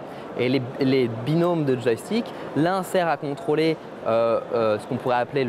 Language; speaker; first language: French; native; French